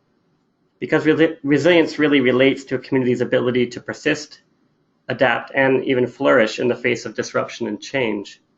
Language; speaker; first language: English; native; English